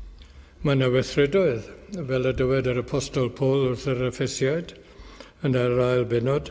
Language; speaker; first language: Welsh; native; Welsh